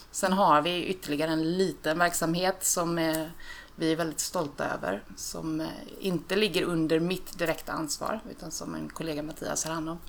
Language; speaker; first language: Swedish; native; Swedish